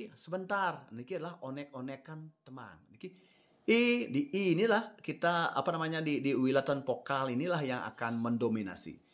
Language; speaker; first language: Indonesian; non-native, local second language; Balinese